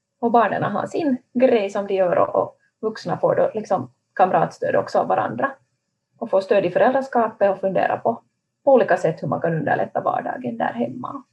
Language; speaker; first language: Swedish; native; Swedish